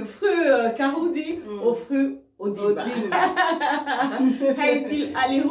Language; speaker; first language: Swedish; non-native, learner; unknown